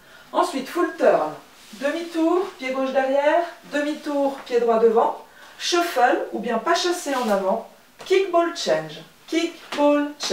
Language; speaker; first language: French; native; French